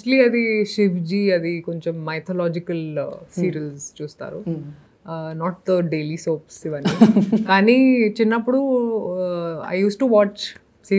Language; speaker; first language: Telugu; non-native, local second language; Hindi